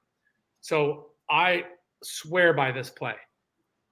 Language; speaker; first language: English; native; English